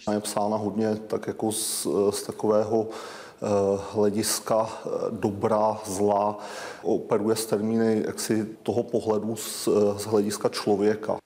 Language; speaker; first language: Czech; native; Czech